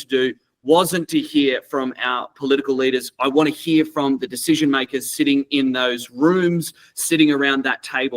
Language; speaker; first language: English; native; English